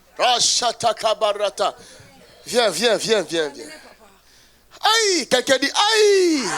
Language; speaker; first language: French; non-native, local second language; Lingala